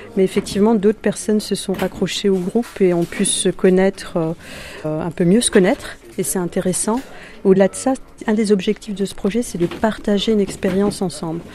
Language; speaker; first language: French; native; French